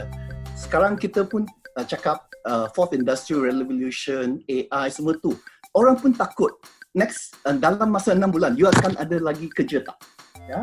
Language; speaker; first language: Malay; non-native, local second language; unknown